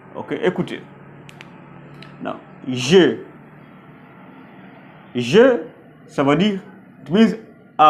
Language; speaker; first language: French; non-native, fluent; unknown